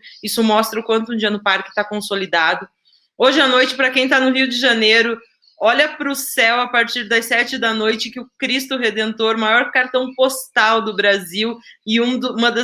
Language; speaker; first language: Portuguese; native; Portuguese